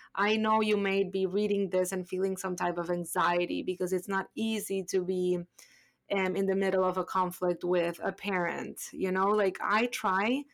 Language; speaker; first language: English; non-native, fluent; Spanish